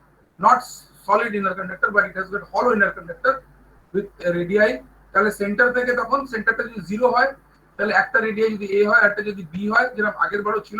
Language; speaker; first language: Bangla; native; Bangla